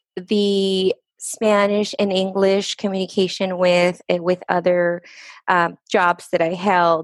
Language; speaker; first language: English; early bilingual, other home language; Spanish